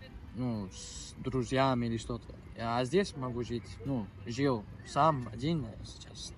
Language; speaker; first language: Russian; non-native, learner; Spanish